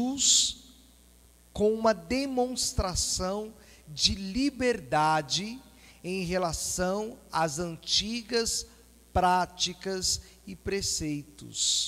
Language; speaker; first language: Portuguese; native; Portuguese